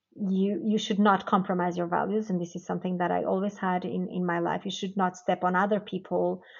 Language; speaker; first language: English; non-native, fluent; Portuguese